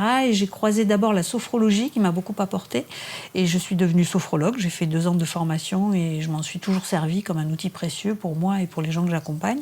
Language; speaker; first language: French; native; French